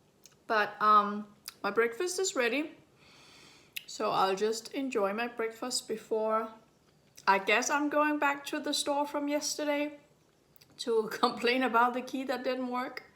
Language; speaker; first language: English; non-native, fluent; Danish